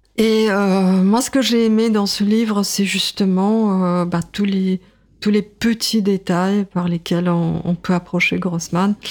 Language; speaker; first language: French; non-native, fluent; Russian